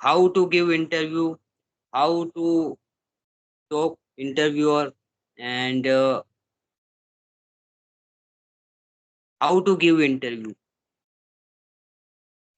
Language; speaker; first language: English; non-native, learner; Hindi